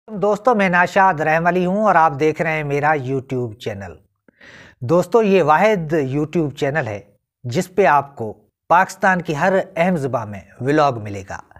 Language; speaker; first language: Urdu; non-native, local second language; Sindhi